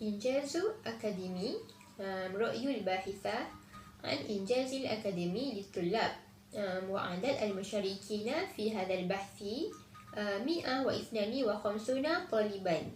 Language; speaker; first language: Arabic; non-native, learner; Malay